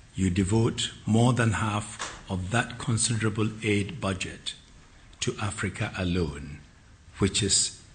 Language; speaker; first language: English; non-native, local second language; Akan